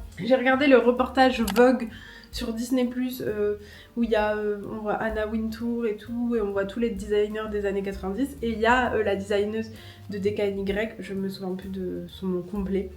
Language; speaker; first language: French; native; French